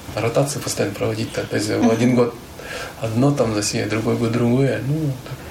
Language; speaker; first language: Russian; native; Russian